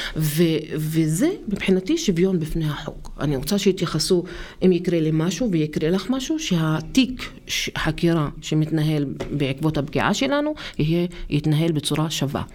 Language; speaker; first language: Hebrew; non-native, local second language; Arabic